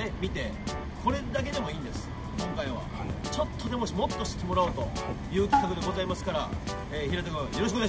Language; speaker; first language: Japanese; native; Japanese